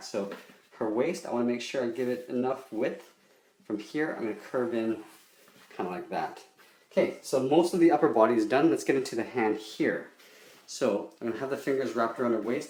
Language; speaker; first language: English; native; English